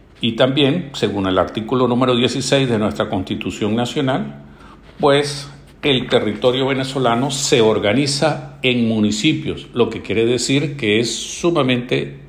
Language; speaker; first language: Spanish; native; Spanish